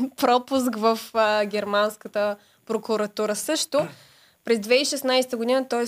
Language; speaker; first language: Bulgarian; native; Bulgarian